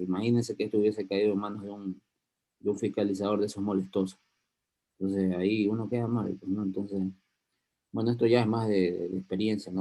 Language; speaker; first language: Spanish; native; Spanish